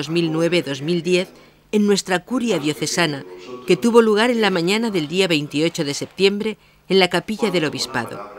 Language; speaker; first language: Spanish; native; Spanish